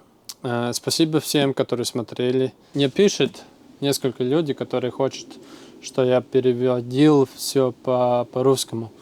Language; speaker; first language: Russian; non-native, local second language; Latvian